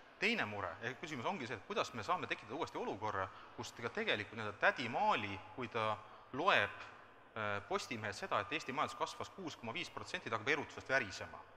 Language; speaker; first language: Estonian; native; Estonian